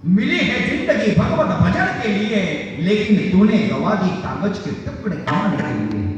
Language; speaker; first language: Hindi; non-native, local second language; Marathi